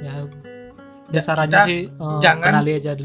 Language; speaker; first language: Indonesian; native; Indonesian